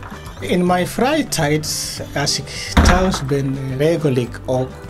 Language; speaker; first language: Dutch; non-native, learner; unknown